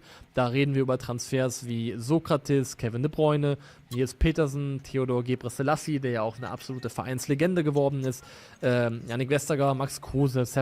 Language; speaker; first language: German; native; German